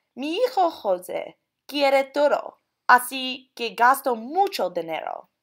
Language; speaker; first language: Spanish; non-native, learner; English